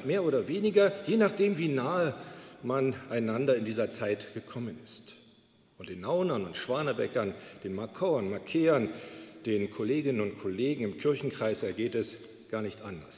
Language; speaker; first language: German; native; German